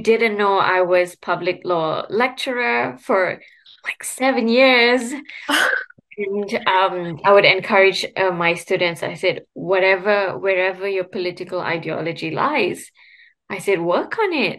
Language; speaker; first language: English; non-native, local second language; Tamil